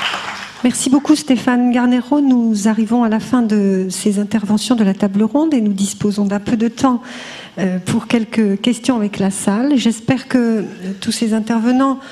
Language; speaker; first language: French; native; French